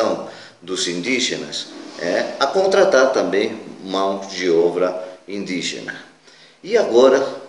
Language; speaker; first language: Portuguese; non-native, fluent; Spanish